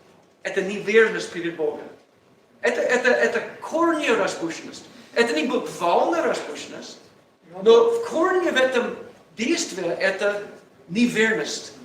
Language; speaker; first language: Russian; non-native, learner; English